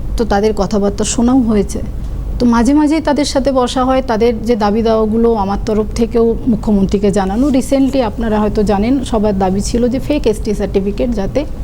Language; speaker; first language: Bangla; non-native, local second language; Santali